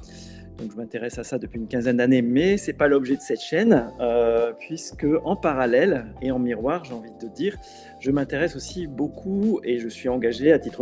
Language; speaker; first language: French; native; French